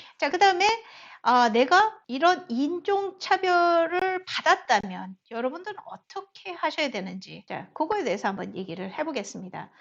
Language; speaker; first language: Korean; native; Korean